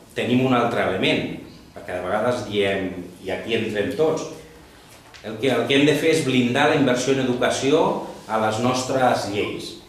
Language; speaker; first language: Catalan; non-native, local second language; Spanish